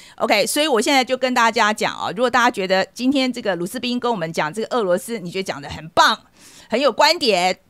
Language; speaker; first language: Chinese; native; Chinese